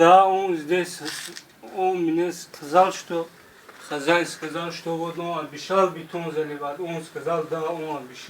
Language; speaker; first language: Russian; non-native, learner; Tajik